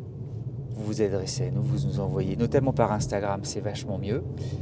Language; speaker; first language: French; native; French